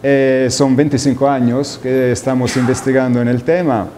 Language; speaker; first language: Spanish; non-native, fluent; Italian